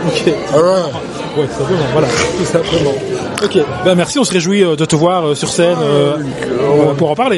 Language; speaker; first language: French; native; French